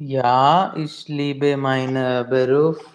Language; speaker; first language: German; non-native, learner; Hindi